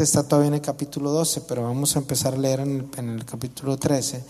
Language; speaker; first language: Spanish; native; Spanish